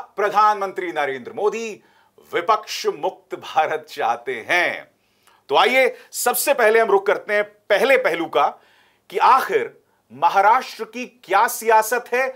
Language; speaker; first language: Hindi; native; Hindi